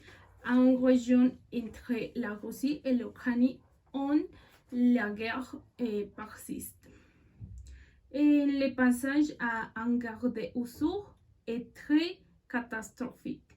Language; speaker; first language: French; non-native, learner; Spanish